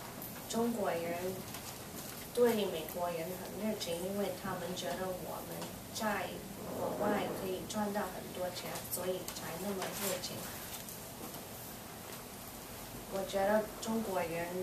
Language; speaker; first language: Chinese; early bilingual, heritage; Chinese